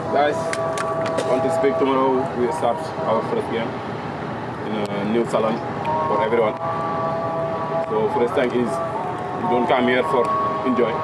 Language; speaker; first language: English; non-native, learner; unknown